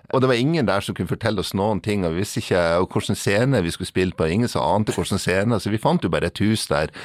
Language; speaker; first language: Norwegian; native; Norwegian